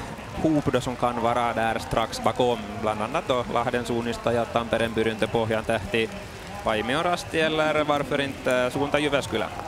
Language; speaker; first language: Swedish; native; Swedish